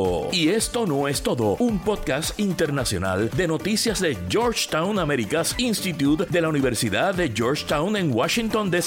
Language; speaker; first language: Spanish; native; Spanish